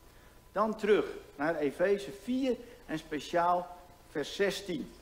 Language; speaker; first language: Dutch; native; Dutch